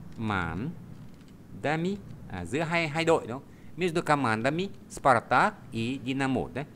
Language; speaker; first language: Vietnamese; native; Vietnamese